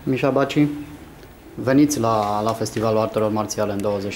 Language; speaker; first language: Romanian; native; Romanian